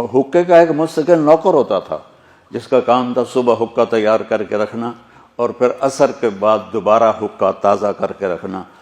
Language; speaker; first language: Urdu; non-native, local second language; Punjabi